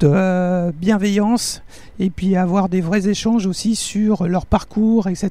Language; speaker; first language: French; native; French